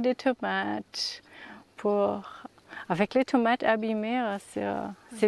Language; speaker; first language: French; non-native, learner; German